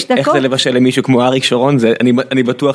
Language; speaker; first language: Hebrew; native; Hebrew